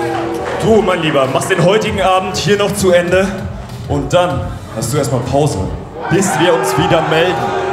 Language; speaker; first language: German; native; German